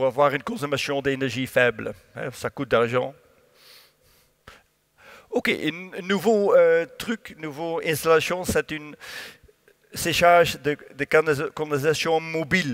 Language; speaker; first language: French; non-native, learner; Dutch